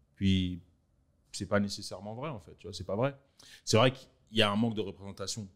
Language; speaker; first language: French; native; French